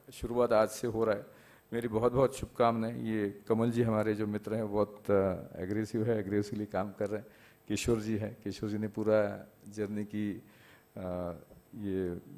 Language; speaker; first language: Hindi; non-native, local second language; Marathi